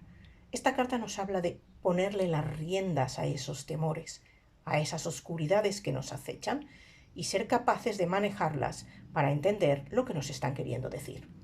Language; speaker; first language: Spanish; native; Spanish